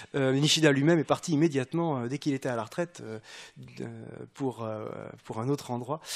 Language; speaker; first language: French; native; French